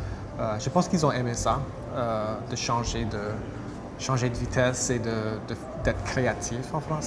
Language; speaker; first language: French; non-native, local second language; English